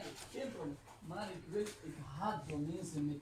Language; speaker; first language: Dutch; non-native, learner; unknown